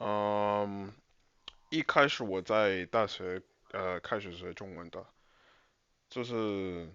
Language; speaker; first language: Chinese; non-native, fluent; English